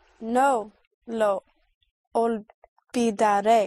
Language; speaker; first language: Spanish; non-native, learner; English